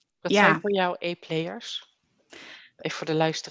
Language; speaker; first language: Dutch; native; Dutch